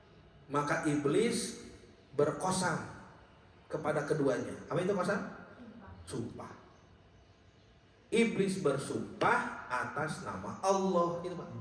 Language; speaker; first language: Indonesian; native; Indonesian